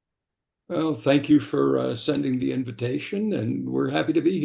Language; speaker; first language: English; native; English